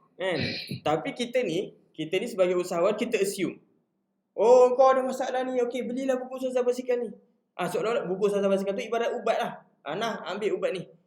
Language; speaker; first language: Malay; native; Malay